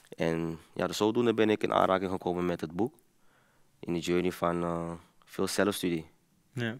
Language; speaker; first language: Dutch; early bilingual, other home language; Papiamento